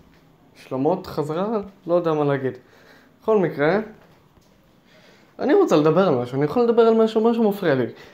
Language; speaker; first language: Hebrew; native; Hebrew